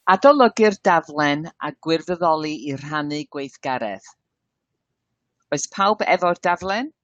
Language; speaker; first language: Welsh; non-native, learner; English